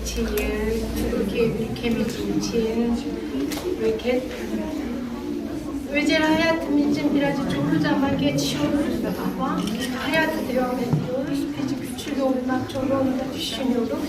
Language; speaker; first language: Turkish; non-native, learner; Korean